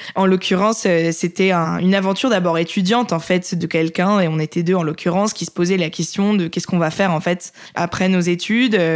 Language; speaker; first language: French; native; French